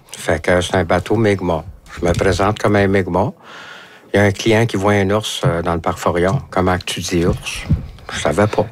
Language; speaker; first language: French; non-native, local second language; English